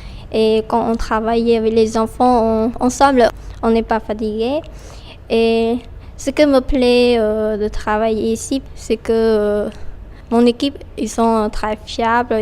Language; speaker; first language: French; non-native, fluent; Khmer